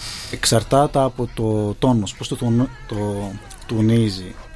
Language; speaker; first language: Greek; non-native, fluent; Arabic